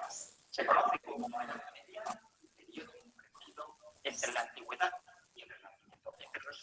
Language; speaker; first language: Spanish; native; Spanish